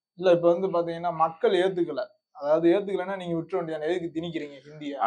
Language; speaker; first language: Tamil; native; Tamil